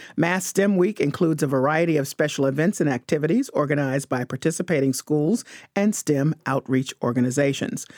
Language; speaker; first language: English; native; English